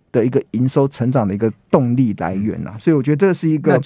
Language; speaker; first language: Chinese; native; Chinese